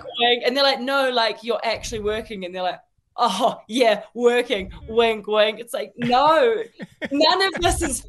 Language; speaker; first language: English; native; English